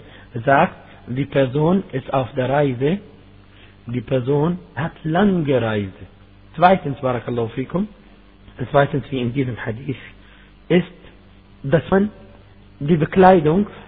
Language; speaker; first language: German; non-native, fluent; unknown